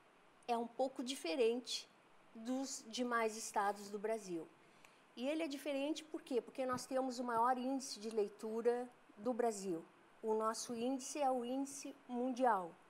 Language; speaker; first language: Portuguese; native; Portuguese